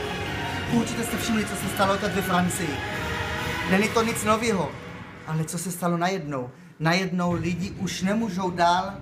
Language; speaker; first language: Czech; early bilingual, heritage; Czech